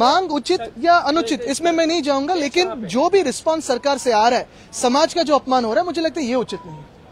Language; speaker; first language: Hindi; non-native, local second language; Marathi